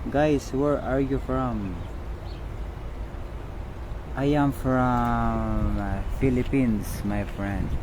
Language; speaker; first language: English; non-native, local second language; Filipino